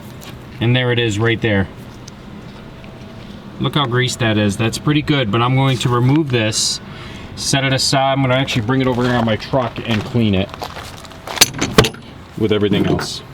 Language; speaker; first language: English; native; English